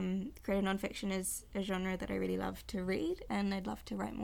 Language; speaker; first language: English; native; English